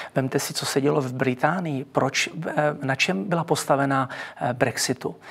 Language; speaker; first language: Czech; early bilingual, heritage; Czech